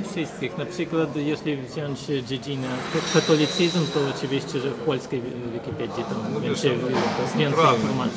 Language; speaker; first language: Polish; non-native, learner; Ukrainian